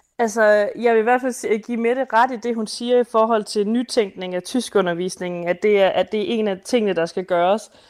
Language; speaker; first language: Danish; native; Danish